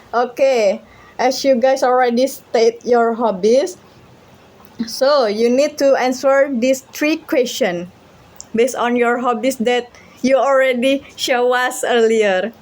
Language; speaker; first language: English; non-native, learner; Indonesian